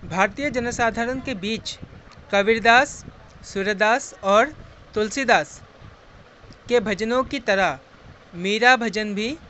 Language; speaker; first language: Hindi; non-native, local second language; Assamese